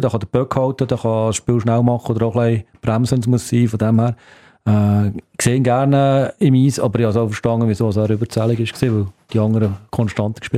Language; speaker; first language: German; native; German